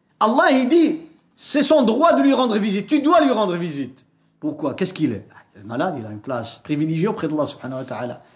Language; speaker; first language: French; non-native, local second language; Arabic